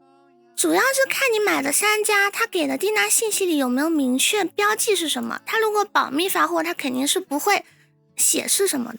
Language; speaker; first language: Chinese; native; Chinese